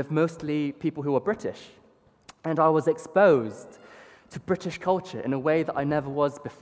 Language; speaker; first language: English; native; English